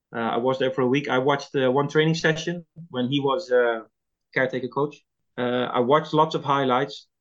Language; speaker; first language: English; non-native, fluent; Dutch